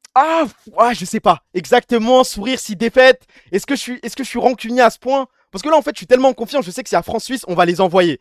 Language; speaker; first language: French; early bilingual, other home language; Arabic